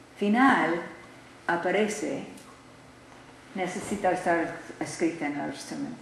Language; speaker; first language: Spanish; non-native, learner; English